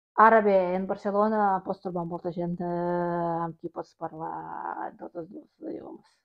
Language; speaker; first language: Catalan; non-native, fluent; Russian